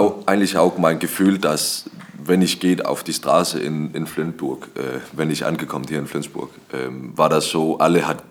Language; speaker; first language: German; non-native, learner; Danish